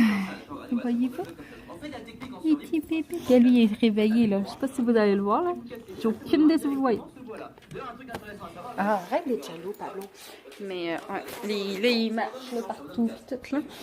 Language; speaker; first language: French; native; French